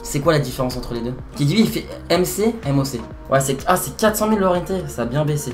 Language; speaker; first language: French; native; French